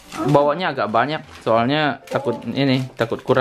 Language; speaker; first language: Indonesian; native; Indonesian